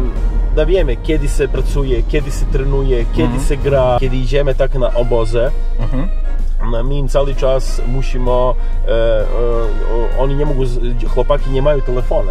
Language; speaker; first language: Polish; non-native, learner; Serbian